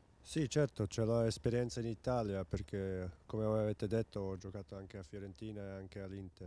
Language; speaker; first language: Italian; non-native, fluent; Serbian